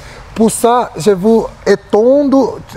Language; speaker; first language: French; non-native, learner; Portuguese